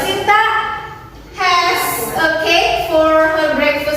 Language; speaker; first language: English; non-native, fluent; Indonesian